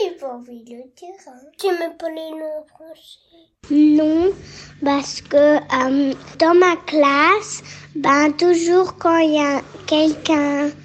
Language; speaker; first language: French; early bilingual, heritage; French